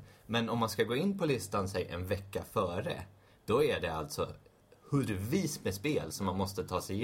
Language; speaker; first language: Swedish; native; Swedish